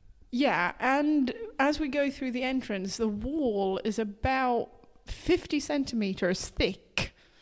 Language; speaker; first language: English; non-native, fluent; Swedish